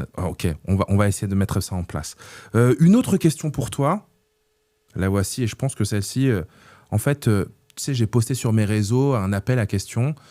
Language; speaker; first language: French; native; French